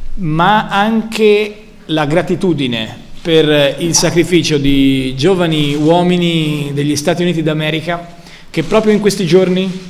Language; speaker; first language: Italian; native; Italian